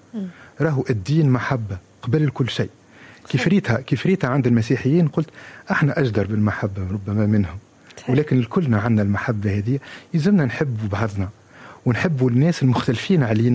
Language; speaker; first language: Arabic; native; Arabic